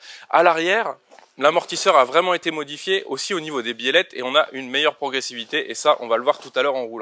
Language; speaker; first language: French; native; French